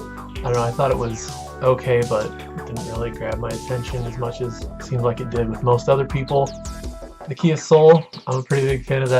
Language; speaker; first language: English; native; English